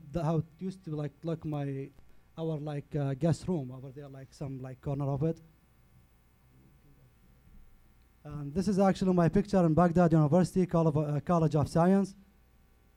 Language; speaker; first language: English; non-native, learner; Arabic